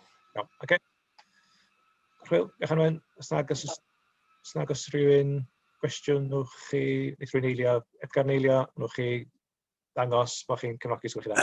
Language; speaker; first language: Welsh; native; Welsh